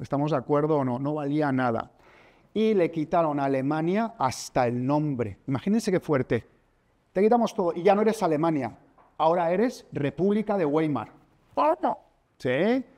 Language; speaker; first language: Spanish; native; Spanish